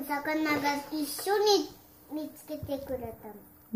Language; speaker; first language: Japanese; early bilingual, other home language; English